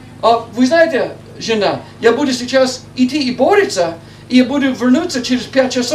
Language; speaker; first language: Russian; non-native, learner; English